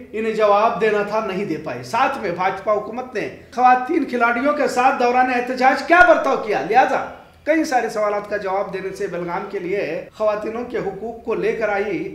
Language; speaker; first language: Hindi; non-native, local second language; Urdu